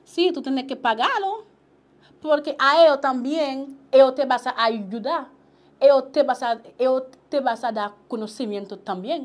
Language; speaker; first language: Spanish; non-native, local second language; Haitian Creole